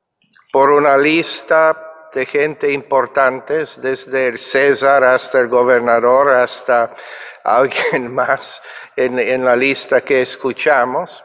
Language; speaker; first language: Spanish; non-native, fluent; English